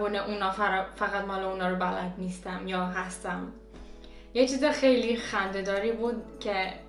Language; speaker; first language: Persian; early bilingual, heritage; Persian